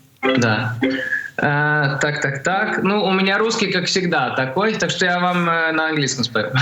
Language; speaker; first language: Russian; early bilingual, heritage; Russian